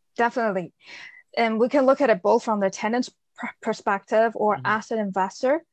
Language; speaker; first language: English; early bilingual, other home language; Chinese